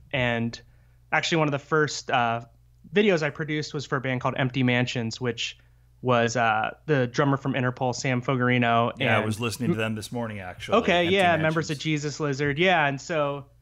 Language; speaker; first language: English; native; English